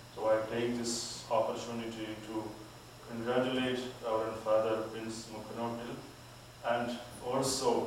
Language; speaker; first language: English; non-native, local second language; Malayalam